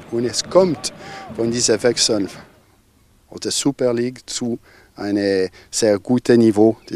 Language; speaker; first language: German; non-native, local second language; French